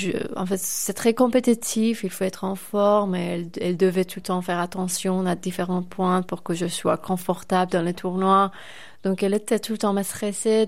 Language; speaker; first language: French; non-native, fluent; Persian